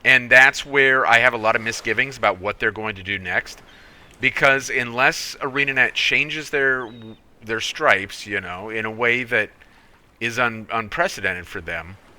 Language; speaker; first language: English; native; English